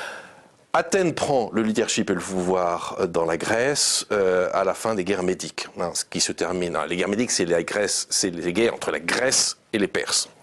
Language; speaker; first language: French; native; French